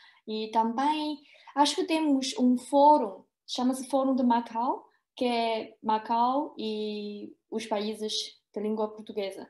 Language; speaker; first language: Portuguese; non-native, fluent; Chinese